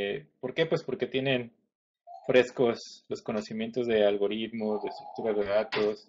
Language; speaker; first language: Spanish; native; Spanish